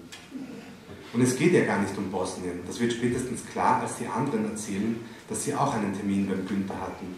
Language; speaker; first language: German; native; German